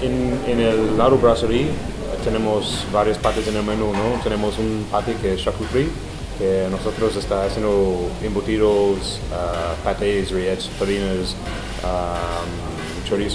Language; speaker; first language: Spanish; non-native, fluent; English